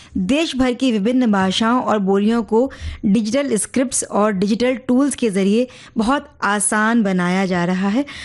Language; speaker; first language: Hindi; native; Hindi